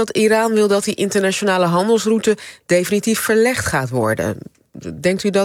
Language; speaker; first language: Dutch; native; Dutch